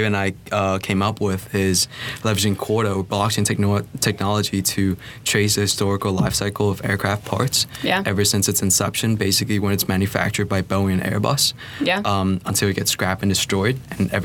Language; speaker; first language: English; non-native, fluent; Vietnamese